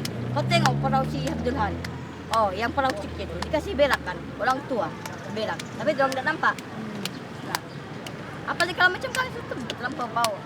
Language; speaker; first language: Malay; non-native, fluent; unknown